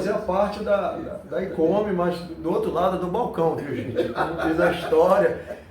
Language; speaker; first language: Portuguese; native; Portuguese